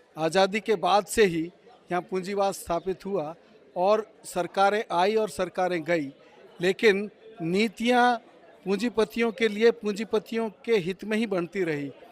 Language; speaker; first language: Hindi; native; Hindi